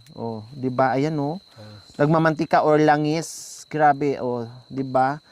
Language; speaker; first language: Filipino; native; Filipino